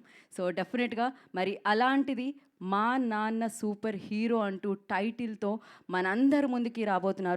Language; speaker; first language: Telugu; native; Telugu